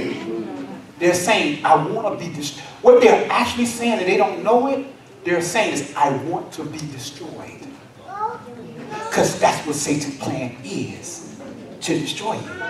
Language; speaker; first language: English; native; English